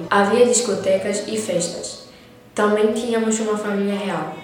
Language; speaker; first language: Portuguese; non-native, fluent; Persian